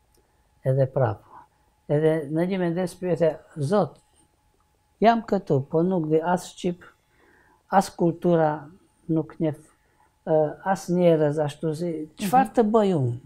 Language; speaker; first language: Albanian; non-native, learner; Hungarian